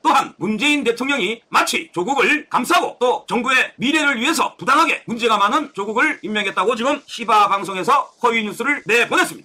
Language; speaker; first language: Korean; native; Korean